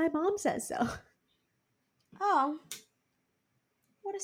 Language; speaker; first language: English; native; English